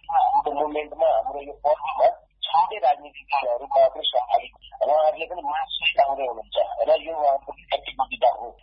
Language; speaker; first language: Nepali; non-native, local second language; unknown